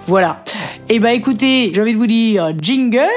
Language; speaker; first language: French; native; French